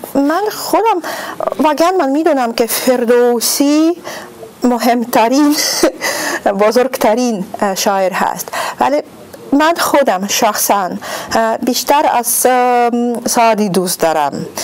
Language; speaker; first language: Persian; non-native, fluent; Russian